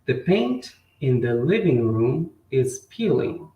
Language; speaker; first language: English; non-native, fluent; Portuguese